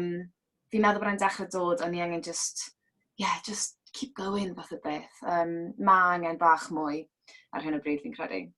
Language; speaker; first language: Welsh; native; Welsh